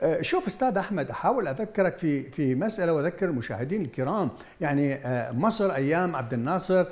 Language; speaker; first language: Arabic; native; Arabic